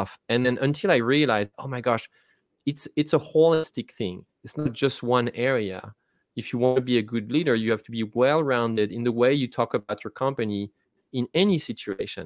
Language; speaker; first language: English; non-native, fluent; French